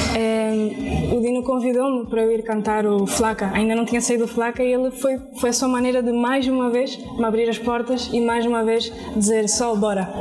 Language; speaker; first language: Portuguese; early bilingual, other home language; Spanish